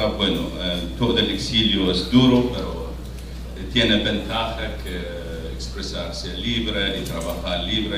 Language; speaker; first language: Spanish; non-native, fluent; Arabic